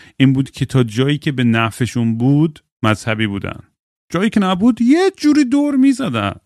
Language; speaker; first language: Persian; native; Persian